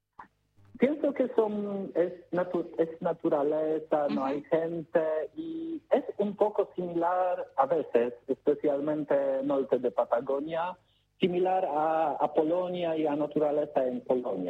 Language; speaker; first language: Spanish; non-native, learner; Polish